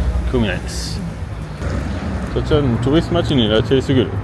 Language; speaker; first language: Japanese; non-native, learner; French